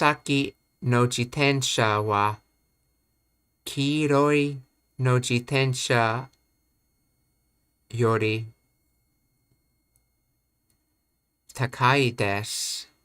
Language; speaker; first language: Japanese; non-native, learner; English